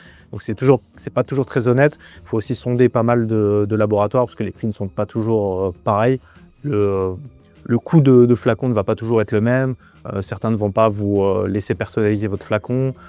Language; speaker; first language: French; native; French